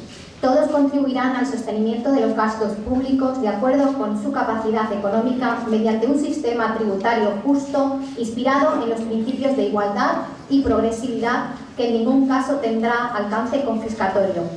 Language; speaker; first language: Spanish; native; Spanish